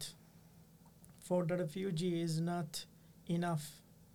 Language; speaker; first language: English; non-native, learner; Arabic